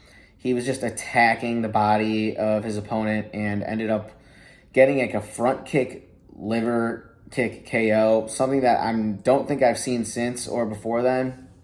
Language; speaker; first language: English; native; English